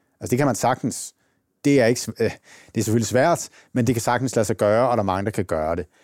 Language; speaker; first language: Danish; native; Danish